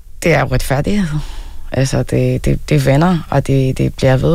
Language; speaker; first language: Danish; non-native, fluent; Arabic